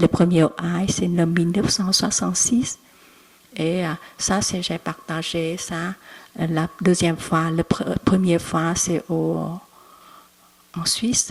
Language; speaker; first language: French; non-native, learner; Vietnamese